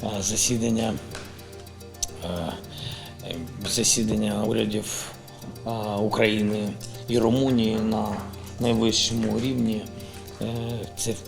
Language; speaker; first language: Ukrainian; non-native, local second language; Russian